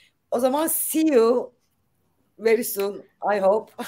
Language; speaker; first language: English; non-native, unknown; Turkish